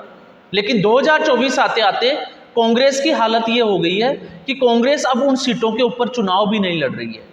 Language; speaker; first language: Hindi; native; Hindi